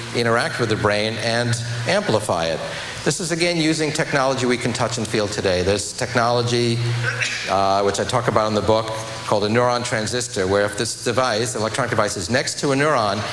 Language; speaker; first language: English; native; English